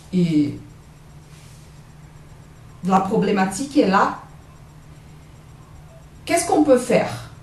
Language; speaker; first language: French; non-native, learner; Portuguese